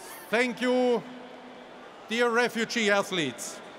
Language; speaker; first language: English; non-native, fluent; German